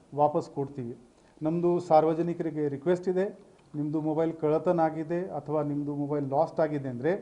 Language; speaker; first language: Kannada; non-native, fluent; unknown